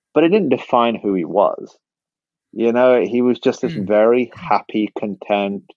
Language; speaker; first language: English; native; English